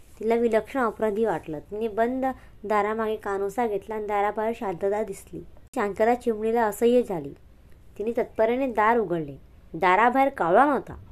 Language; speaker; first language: Marathi; non-native, local second language; Hindi